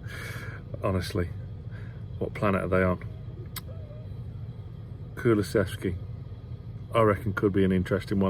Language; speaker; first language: English; native; English